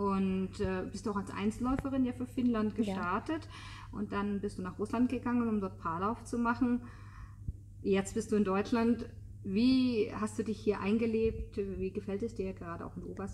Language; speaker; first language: German; native; German